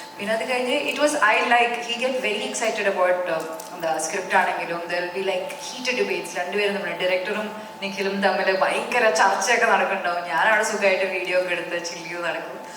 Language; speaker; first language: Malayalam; native; Malayalam